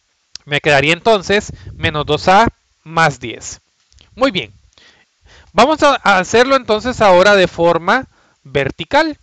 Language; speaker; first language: Spanish; native; Spanish